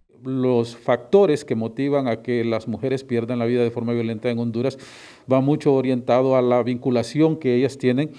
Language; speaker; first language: Spanish; native; Spanish